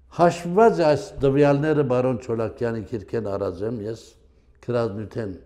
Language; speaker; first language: Armenian; early bilingual, heritage; Armenian